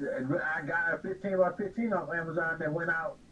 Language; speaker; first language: English; native; English